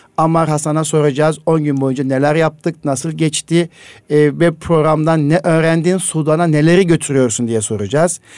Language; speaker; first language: Turkish; native; Turkish